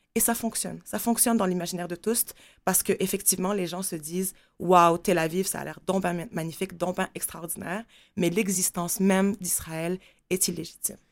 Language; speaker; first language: French; non-native, local second language; Arabic